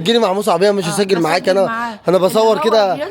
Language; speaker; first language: Arabic; native; Arabic